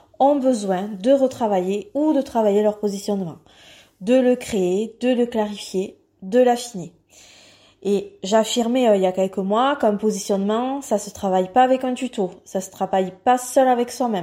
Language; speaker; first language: French; native; French